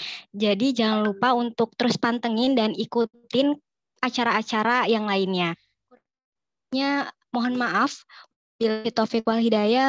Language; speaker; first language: Indonesian; native; Indonesian